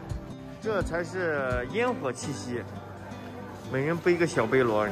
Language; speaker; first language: Chinese; native; Chinese